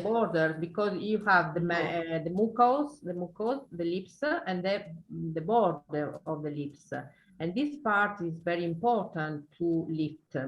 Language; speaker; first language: English; non-native, learner; Italian